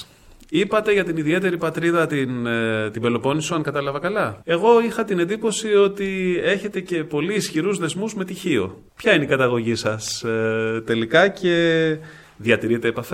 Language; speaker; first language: Greek; native; Greek